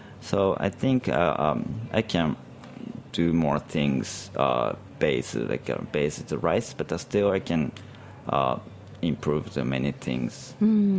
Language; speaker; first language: English; non-native, learner; Japanese